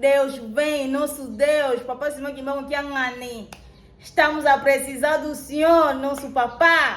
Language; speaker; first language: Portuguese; non-native, learner; Lingala